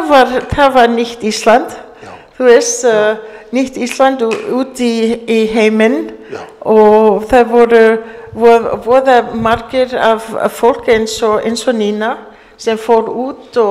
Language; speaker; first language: Icelandic; early bilingual, heritage; English